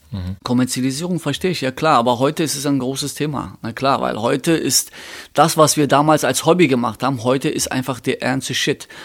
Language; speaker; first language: German; early bilingual, other home language; Turkish